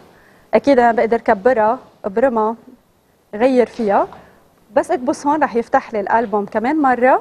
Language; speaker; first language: Arabic; native; Arabic